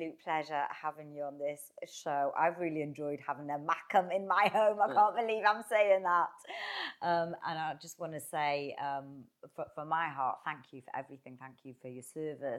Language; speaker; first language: English; native; English